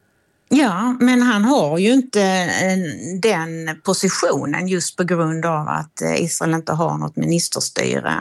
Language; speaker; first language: Swedish; native; Swedish